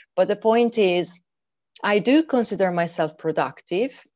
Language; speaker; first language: English; non-native, fluent; Hungarian